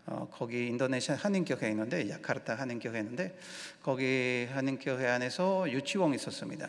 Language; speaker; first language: Korean; non-native, learner; Spanish